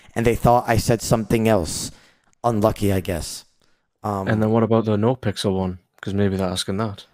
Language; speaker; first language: English; native; English